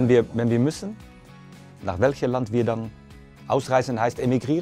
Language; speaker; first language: German; non-native, fluent; Dutch